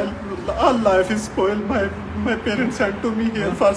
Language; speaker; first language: English; non-native, learner; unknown